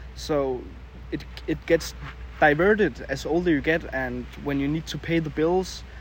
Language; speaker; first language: English; non-native, fluent; Danish